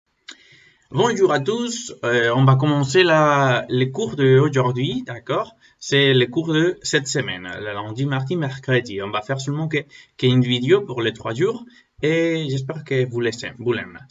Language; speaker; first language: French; non-native, learner; Spanish